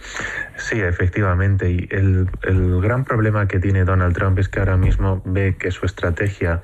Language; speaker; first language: Spanish; native; Spanish